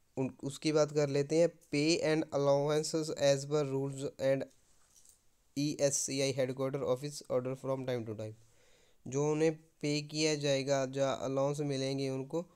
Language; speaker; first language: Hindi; non-native, local second language; Punjabi